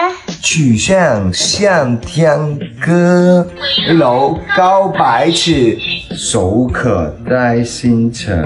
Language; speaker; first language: Chinese; native; Chinese